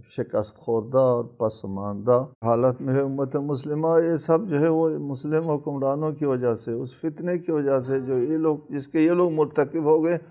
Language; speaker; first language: Urdu; non-native, local second language; Balti